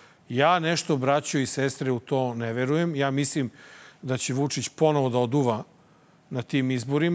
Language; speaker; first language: Serbian; native; Serbian